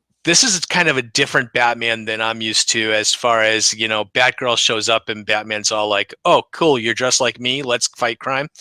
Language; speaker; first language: English; native; English